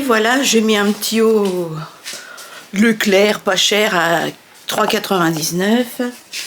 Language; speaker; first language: French; native; French